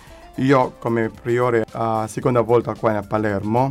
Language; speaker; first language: Italian; non-native, learner; Filipino